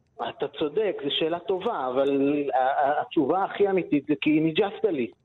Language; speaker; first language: Hebrew; native; Hebrew